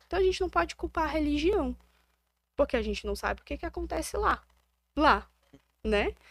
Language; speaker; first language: Portuguese; native; Portuguese